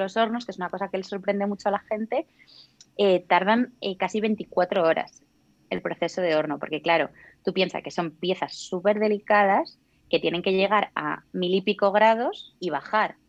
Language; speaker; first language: Spanish; native; Spanish